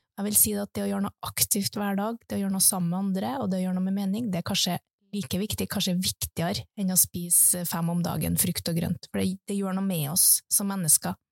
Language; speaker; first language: Norwegian; native; Norwegian